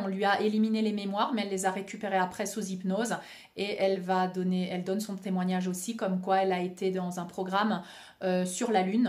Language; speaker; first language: French; native; French